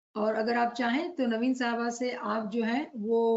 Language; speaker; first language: Hindi; non-native, local second language; Gujarati